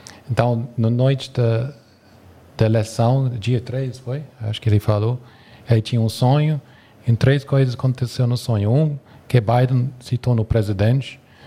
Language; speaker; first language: Portuguese; non-native, fluent; English